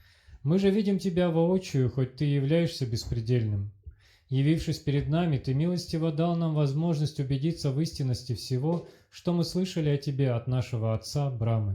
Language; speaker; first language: Russian; native; Russian